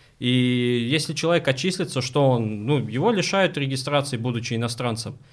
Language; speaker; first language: Russian; non-native, local second language; Uzbek